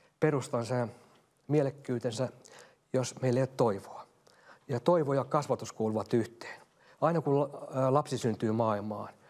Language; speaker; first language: Finnish; native; Finnish